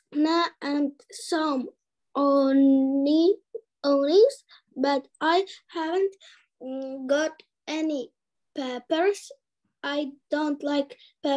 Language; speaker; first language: English; non-native, learner; Russian